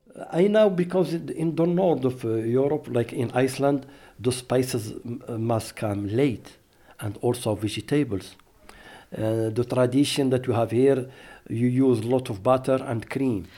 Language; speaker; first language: English; non-native, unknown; Arabic